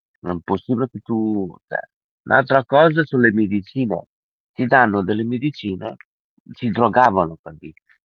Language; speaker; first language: Italian; early bilingual, other home language; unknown